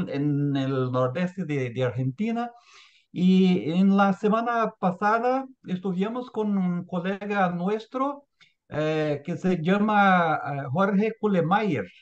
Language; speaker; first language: Spanish; non-native, fluent; Portuguese